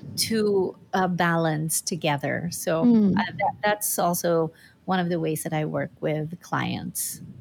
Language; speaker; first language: English; non-native, local second language; Filipino